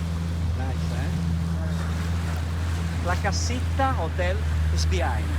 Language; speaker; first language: English; non-native, learner; Italian